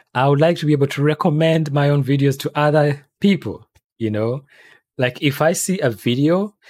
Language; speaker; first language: English; non-native, local second language; Ganda